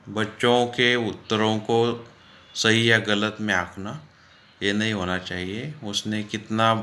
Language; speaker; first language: Hindi; non-native, local second language; Marathi